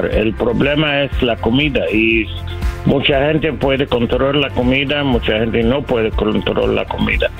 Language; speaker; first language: Spanish; non-native, learner; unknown